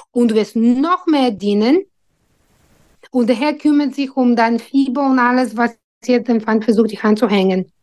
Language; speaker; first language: German; non-native, fluent; Bulgarian